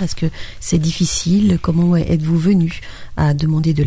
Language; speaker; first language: French; native; French